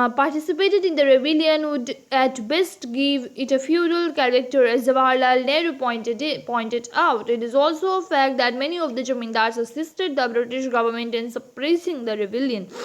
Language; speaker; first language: English; non-native, local second language; Hindi